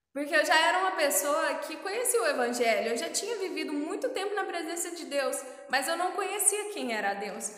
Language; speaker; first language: Portuguese; native; Portuguese